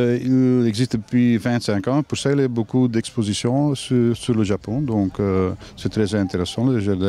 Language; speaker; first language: French; non-native, local second language; Dutch